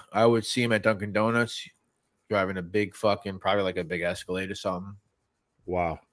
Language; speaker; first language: English; native; English